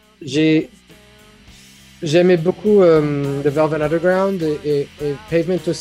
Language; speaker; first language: French; non-native, fluent; English